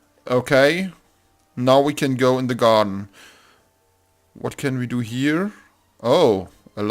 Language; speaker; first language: English; non-native, learner; German